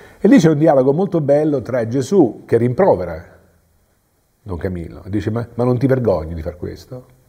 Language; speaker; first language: Italian; native; Italian